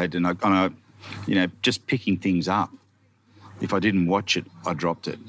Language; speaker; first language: English; native; English